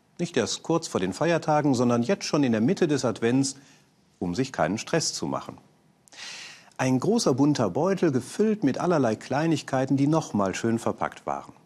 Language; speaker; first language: German; native; German